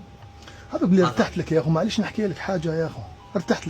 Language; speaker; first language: Arabic; native; Arabic